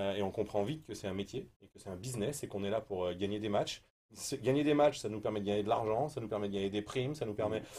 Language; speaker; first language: French; native; French